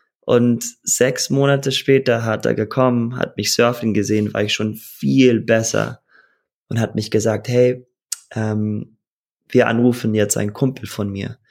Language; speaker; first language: German; early bilingual, heritage; German